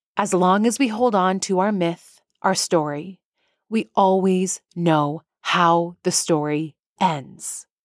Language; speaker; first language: English; early bilingual, other home language; Persian